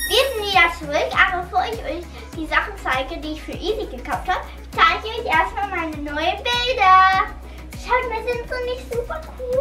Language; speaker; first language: German; native; German